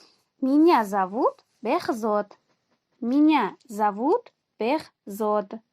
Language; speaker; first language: Russian; non-native, fluent; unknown